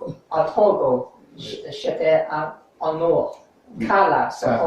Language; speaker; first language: French; non-native, learner; English